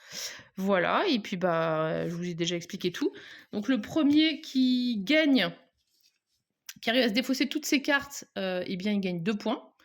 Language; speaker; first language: French; native; French